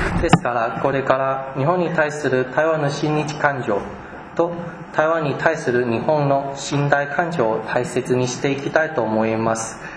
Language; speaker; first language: Japanese; non-native, fluent; Chinese